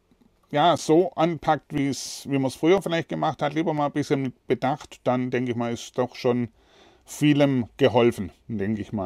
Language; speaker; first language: German; native; German